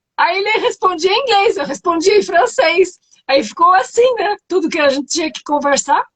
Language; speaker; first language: Portuguese; non-native, fluent; French